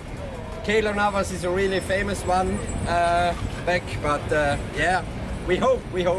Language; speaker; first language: English; non-native, learner; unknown